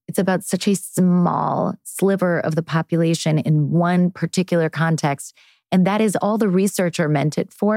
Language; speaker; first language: English; native; English